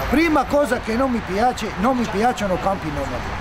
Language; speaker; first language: Italian; non-native, learner; Romany